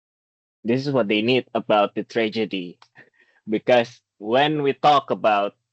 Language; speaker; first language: English; non-native, fluent; Indonesian